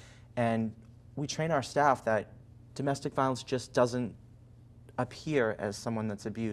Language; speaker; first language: English; native; English